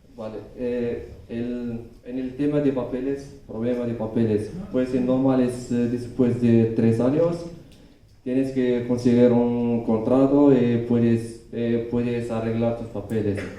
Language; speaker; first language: Spanish; non-native, learner; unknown